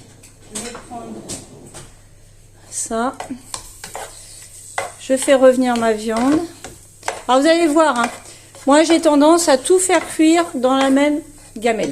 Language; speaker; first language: French; native; French